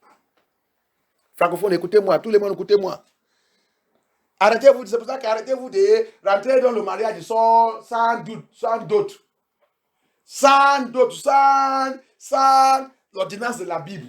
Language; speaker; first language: French; non-native, learner; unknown